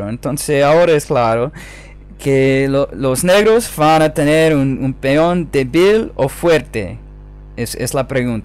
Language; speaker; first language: Spanish; non-native, fluent; English